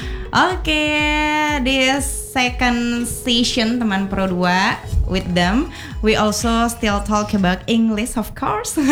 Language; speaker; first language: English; non-native, learner; Indonesian